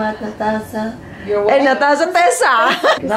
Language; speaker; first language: English; non-native, learner; Indonesian